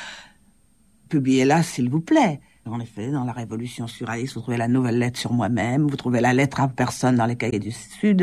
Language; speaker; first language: French; native; French